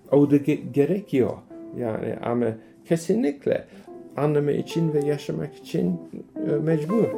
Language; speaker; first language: Turkish; non-native, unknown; English